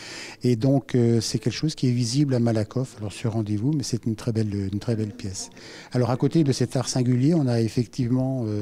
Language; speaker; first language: French; native; French